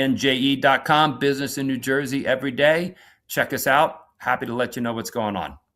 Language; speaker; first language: English; native; English